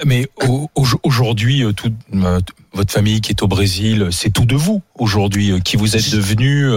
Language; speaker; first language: French; native; French